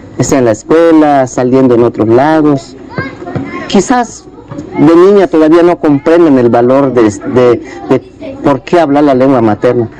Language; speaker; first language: Spanish; non-native, local second language; Tzeltal